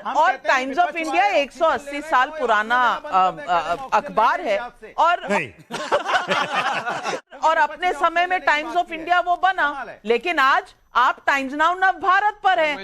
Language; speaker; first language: Hindi; native; Hindi